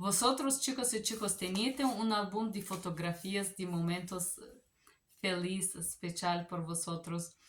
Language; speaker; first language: Spanish; non-native, learner; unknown